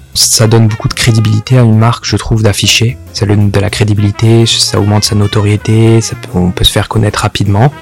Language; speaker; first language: French; native; French